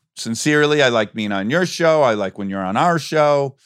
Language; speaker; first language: English; native; English